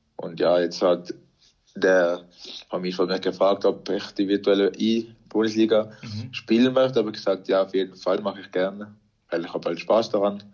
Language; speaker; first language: German; native; German